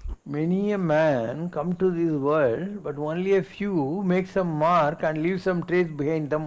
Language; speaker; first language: English; non-native, local second language; Tamil